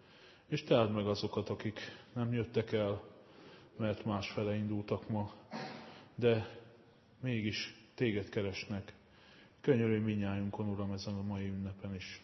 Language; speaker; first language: Hungarian; native; Hungarian